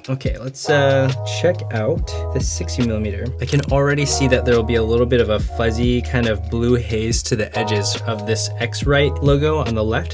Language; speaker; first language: English; native; English